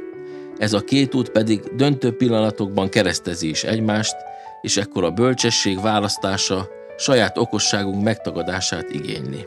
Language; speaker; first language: Hungarian; native; Hungarian